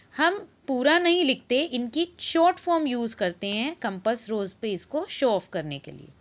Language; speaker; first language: Hindi; native; Hindi